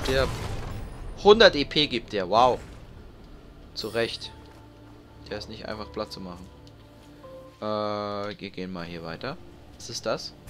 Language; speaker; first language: German; native; German